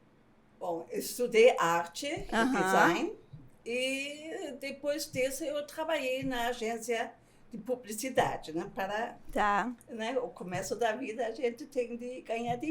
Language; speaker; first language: Portuguese; non-native, fluent; German